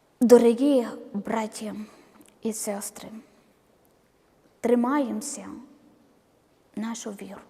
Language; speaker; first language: Ukrainian; non-native, learner; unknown